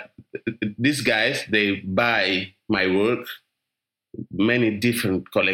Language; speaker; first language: English; non-native, learner; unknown